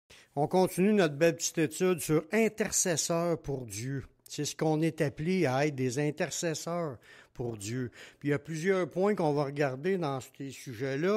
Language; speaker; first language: French; native; French